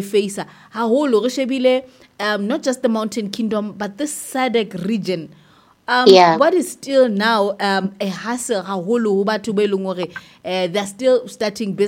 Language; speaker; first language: English; non-native, local second language; Southern Sotho